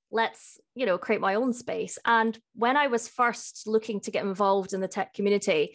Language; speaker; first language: English; native; English